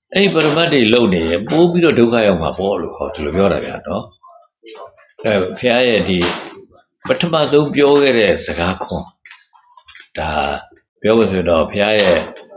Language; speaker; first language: Burmese; native; Burmese